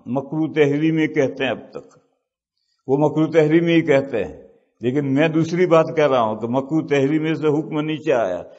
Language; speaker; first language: Urdu; non-native, local second language; Gujarati